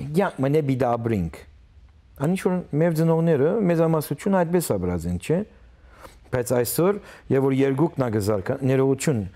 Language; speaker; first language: Armenian; early bilingual, heritage; Armenian